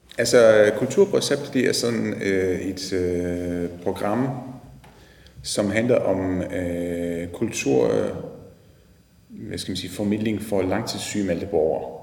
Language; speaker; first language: Danish; non-native, fluent; Polish